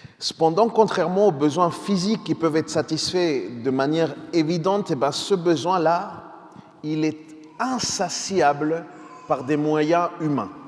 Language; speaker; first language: French; non-native, fluent; Spanish